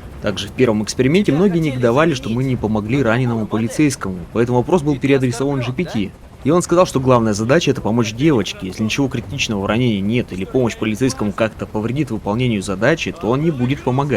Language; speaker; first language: Russian; native; Russian